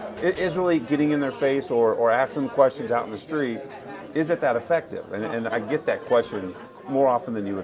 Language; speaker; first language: English; native; English